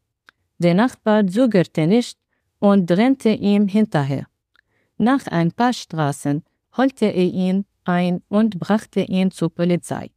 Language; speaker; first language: German; non-native, learner; Arabic